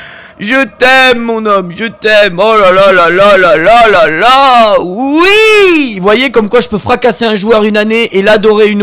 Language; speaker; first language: French; native; French